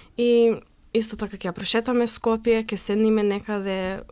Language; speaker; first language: Macedonian; early bilingual, heritage; Macedonian